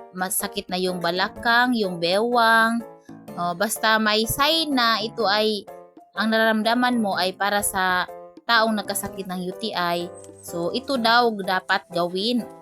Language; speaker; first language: Filipino; non-native, local second language; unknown